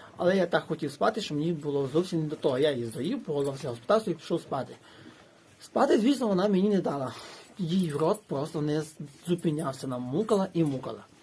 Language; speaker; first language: Ukrainian; native; Ukrainian